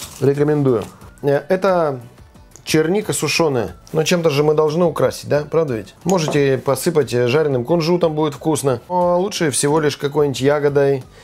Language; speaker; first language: Russian; native; Russian